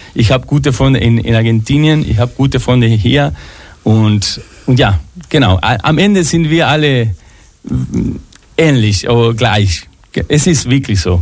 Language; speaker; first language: German; non-native, fluent; Spanish